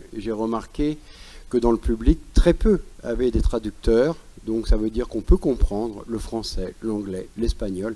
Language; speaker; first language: French; native; French